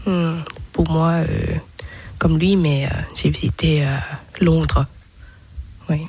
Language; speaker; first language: French; non-native, learner; Thai